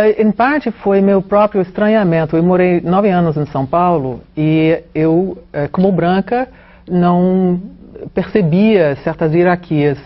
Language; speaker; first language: Portuguese; non-native, fluent; English